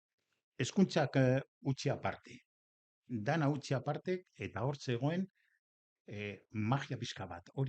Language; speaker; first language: Basque; non-native, local second language; Spanish